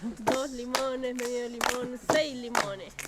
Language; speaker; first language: Spanish; native; Spanish